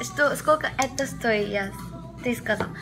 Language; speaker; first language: Russian; non-native, learner; Korean